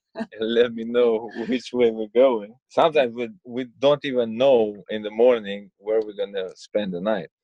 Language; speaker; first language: English; non-native, fluent; Romanian